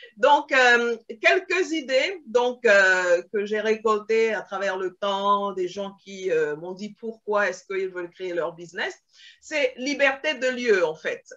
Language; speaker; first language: French; early bilingual, other home language; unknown